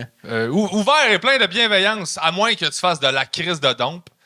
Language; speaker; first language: French; native; French